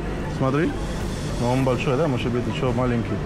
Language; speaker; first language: Russian; non-native, learner; Spanish